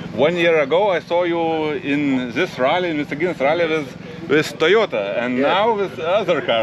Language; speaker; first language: English; non-native, learner; Lithuanian